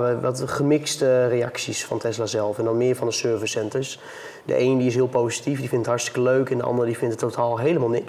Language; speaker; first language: Dutch; native; Dutch